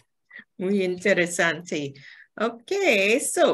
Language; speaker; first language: Spanish; non-native, learner; English